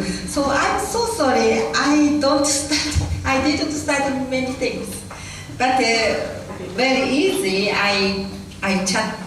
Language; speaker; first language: English; non-native, learner; Japanese